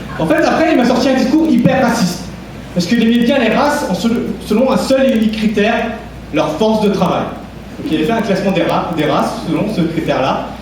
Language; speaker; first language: French; early bilingual, other home language; Vietnamese